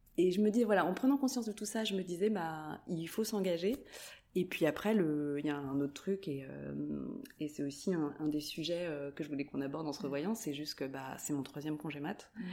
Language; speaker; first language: French; native; French